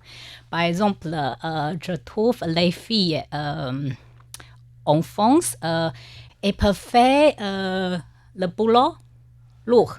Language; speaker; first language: French; non-native, learner; Chinese